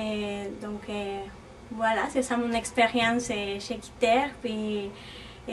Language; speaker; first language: French; non-native, fluent; Spanish